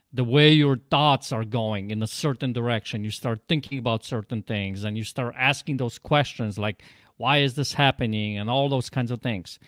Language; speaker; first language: English; non-native, fluent; Polish